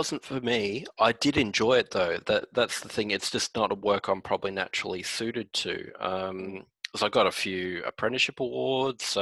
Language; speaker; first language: English; native; English